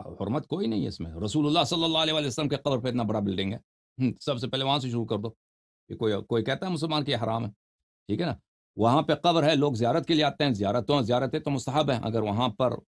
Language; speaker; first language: Urdu; native; Urdu